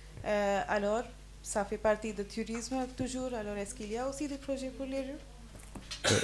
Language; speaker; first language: French; non-native, fluent; German